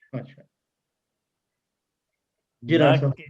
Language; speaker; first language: Urdu; native; Urdu